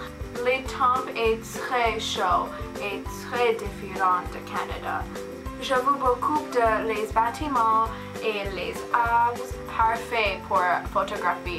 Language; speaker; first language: French; non-native, learner; English